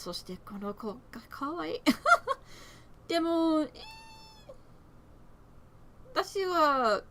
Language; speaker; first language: Japanese; non-native, learner; English